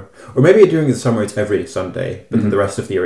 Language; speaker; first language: English; non-native, fluent; Norwegian